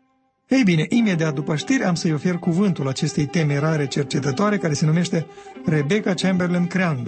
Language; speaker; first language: Romanian; native; Romanian